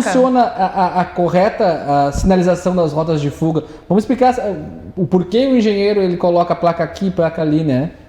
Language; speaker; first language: Portuguese; native; Portuguese